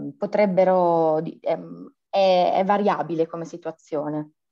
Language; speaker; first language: Italian; native; Italian